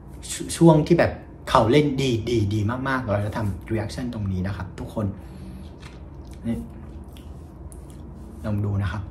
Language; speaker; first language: Thai; non-native, fluent; Vietnamese